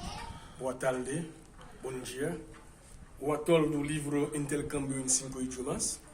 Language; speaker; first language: Portuguese; non-native, fluent; Haitian Creole